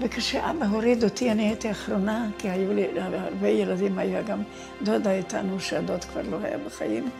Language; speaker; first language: Hebrew; non-native, fluent; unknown